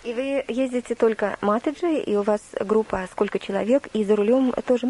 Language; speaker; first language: Russian; native; Russian